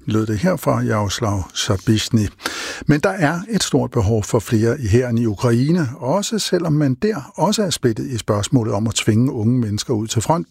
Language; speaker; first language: Danish; native; Danish